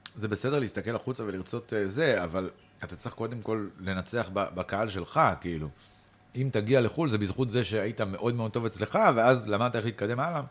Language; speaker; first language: Hebrew; native; Hebrew